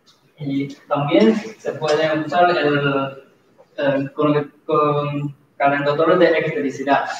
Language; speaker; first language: Spanish; non-native, learner; Chinese